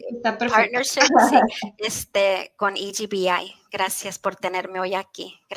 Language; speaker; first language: Spanish; early bilingual, heritage; Spanish